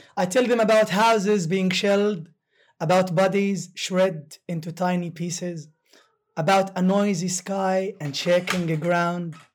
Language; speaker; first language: English; non-native, fluent; Arabic